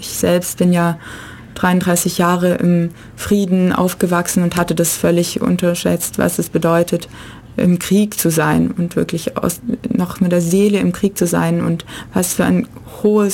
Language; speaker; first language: German; native; German